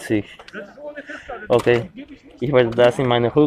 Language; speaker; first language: German; non-native, learner; Spanish